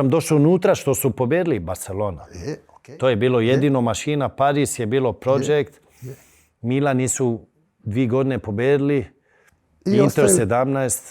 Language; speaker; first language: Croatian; early bilingual, heritage; Bosnian